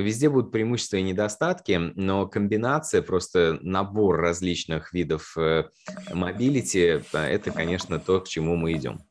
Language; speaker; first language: Russian; native; Russian